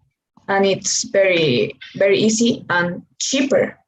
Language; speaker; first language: English; non-native, learner; Spanish